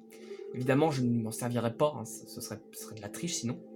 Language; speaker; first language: French; native; French